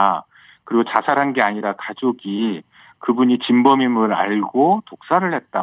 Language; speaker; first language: Korean; native; Korean